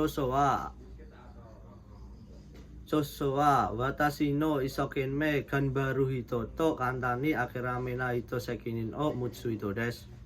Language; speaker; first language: Japanese; non-native, learner; Indonesian